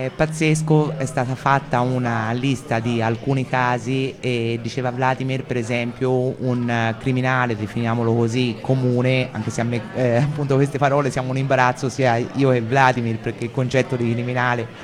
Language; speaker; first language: Italian; native; Italian